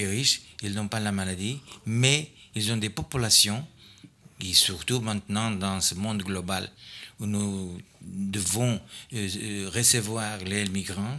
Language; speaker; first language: French; non-native, fluent; Portuguese